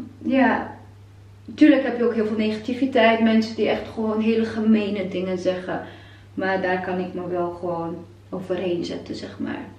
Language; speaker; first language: Dutch; non-native, fluent; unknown